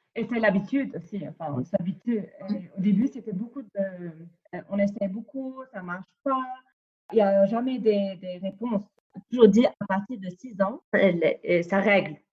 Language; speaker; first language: French; non-native, fluent; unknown